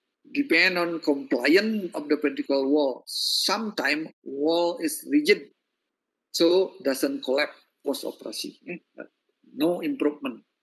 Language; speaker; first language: English; non-native, fluent; Indonesian